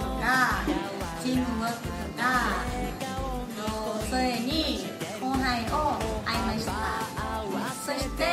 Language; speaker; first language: Japanese; non-native, learner; Thai